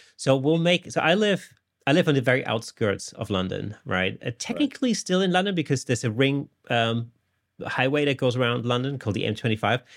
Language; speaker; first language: English; non-native, fluent; German